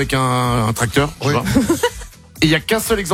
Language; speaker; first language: French; native; French